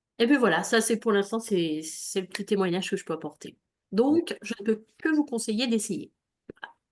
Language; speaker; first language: French; native; French